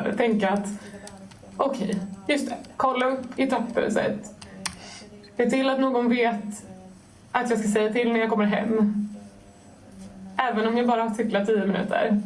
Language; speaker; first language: Swedish; native; Swedish